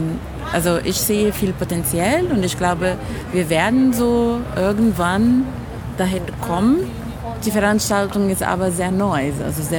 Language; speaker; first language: German; non-native, fluent; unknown